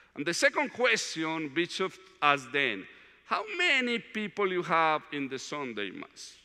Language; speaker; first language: English; non-native, fluent; Spanish